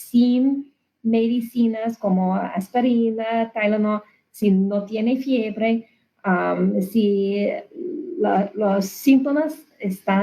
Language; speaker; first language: Spanish; non-native, learner; English